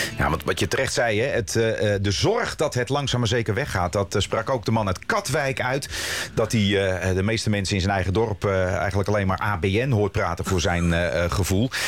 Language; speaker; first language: Dutch; native; Dutch